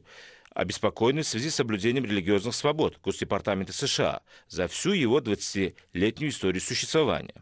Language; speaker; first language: Russian; non-native, fluent; English